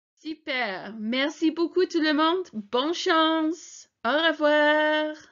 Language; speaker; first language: French; non-native, fluent; English